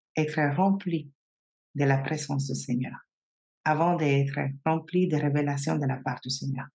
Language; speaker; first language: French; non-native, fluent; Spanish